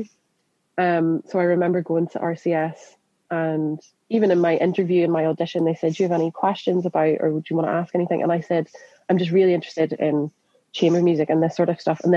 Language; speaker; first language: English; native; English